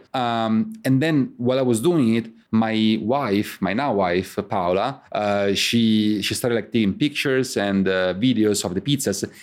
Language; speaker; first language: English; non-native, fluent; Italian